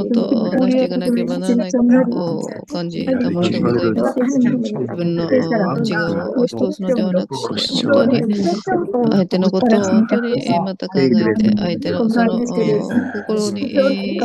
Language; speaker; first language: Japanese; native; Japanese